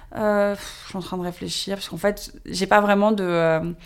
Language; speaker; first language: French; native; French